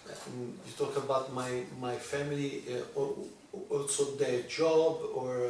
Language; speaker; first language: English; non-native, learner; Italian